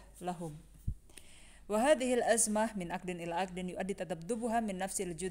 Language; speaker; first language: Arabic; non-native, fluent; Indonesian